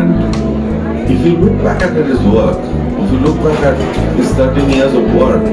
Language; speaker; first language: English; non-native, local second language; Bangla